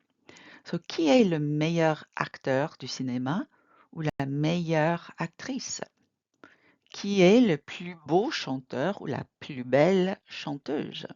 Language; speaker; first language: French; non-native, fluent; English